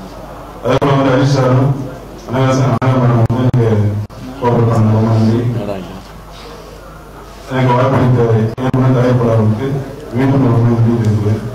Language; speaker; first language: Tamil; native; Tamil